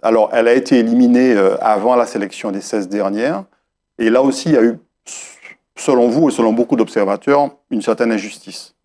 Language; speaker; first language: French; native; French